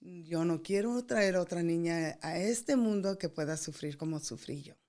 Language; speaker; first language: Spanish; early bilingual, other home language; English